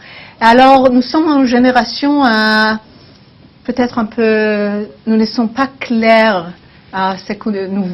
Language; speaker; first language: French; non-native, learner; Hebrew